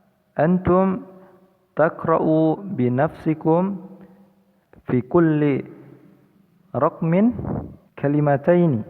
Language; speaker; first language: Arabic; non-native, fluent; Indonesian